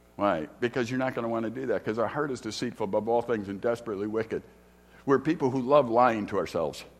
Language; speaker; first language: English; native; English